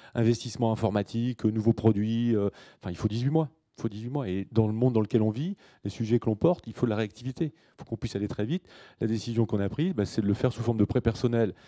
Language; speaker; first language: French; native; French